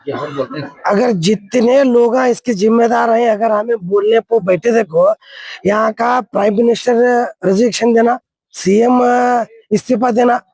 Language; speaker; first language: Hindi; non-native, local second language; Kannada